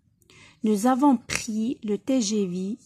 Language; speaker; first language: French; non-native, local second language; Arabic